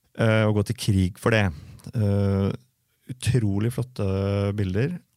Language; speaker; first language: Norwegian; native; Norwegian